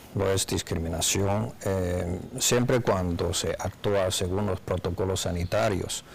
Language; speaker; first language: Spanish; non-native, fluent; Chinese